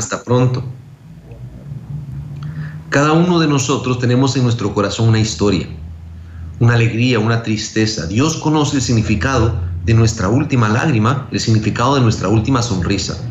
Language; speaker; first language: Spanish; native; Spanish